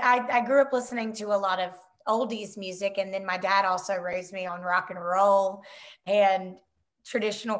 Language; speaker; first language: English; native; English